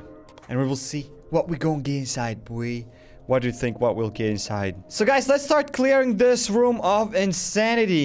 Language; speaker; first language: English; non-native, fluent; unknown